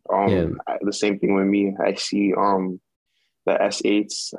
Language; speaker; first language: English; early bilingual, other home language; Yoruba